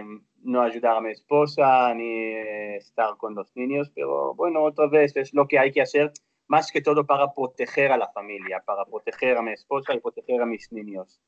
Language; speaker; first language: Spanish; non-native, fluent; Hebrew